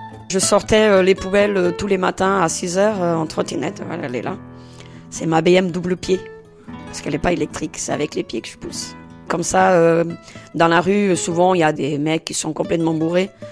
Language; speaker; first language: French; non-native, fluent; Portuguese